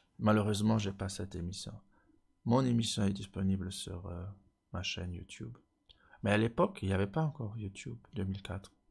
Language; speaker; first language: French; non-native, local second language; Luxembourgish